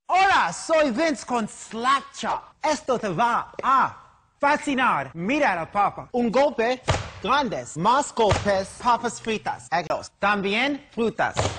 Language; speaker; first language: Spanish; non-native, learner; English